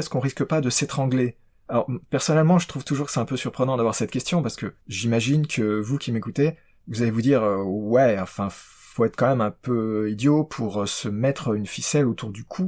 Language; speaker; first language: French; native; French